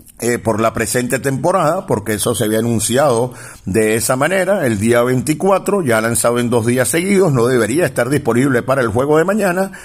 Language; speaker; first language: Spanish; native; Spanish